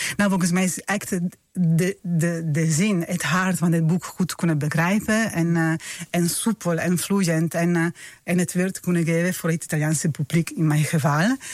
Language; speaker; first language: Dutch; non-native, fluent; Italian